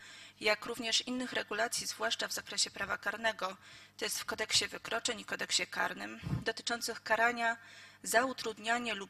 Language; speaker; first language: Polish; native; Polish